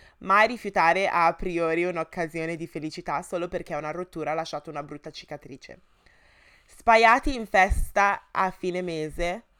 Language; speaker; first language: Italian; early bilingual, other home language; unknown